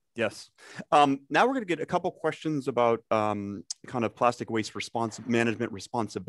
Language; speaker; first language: English; native; English